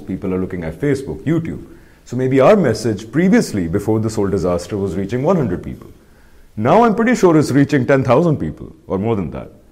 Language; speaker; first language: English; non-native, local second language; Urdu